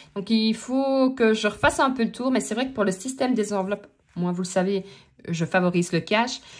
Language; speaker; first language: French; native; French